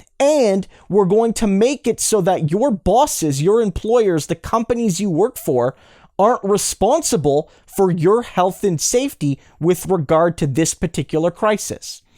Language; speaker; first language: English; native; English